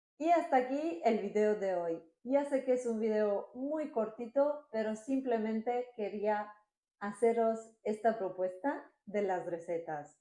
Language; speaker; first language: Spanish; non-native, fluent; Romanian